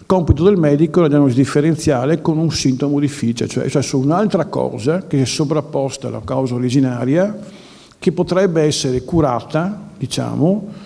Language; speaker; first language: Italian; native; Italian